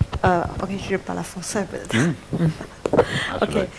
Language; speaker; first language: French; non-native, learner; Chinese